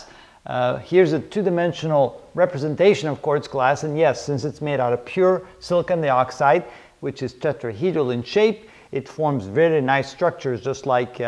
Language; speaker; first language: English; non-native, fluent; Dutch